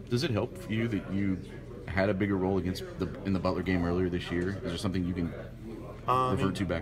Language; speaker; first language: English; native; English